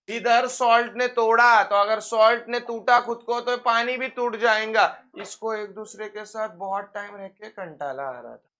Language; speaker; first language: Hindi; non-native, local second language; Marathi